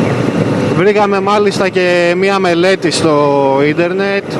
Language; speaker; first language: Greek; native; Greek